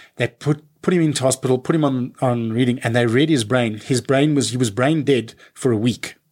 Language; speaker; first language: English; native; English